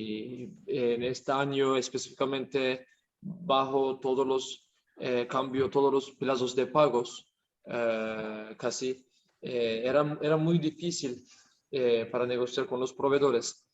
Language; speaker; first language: Spanish; non-native, learner; Turkish